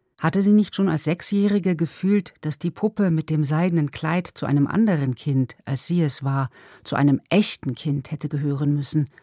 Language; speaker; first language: German; native; German